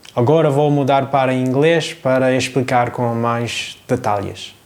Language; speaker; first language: Portuguese; non-native, learner; English